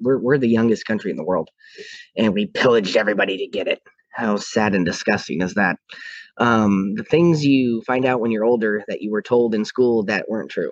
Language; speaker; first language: English; native; English